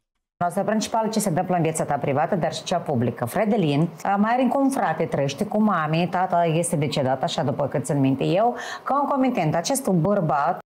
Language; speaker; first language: Romanian; native; Romanian